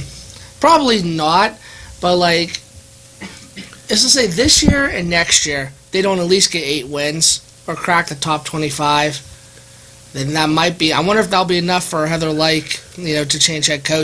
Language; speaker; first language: English; native; English